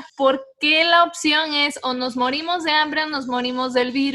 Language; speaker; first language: Spanish; native; Spanish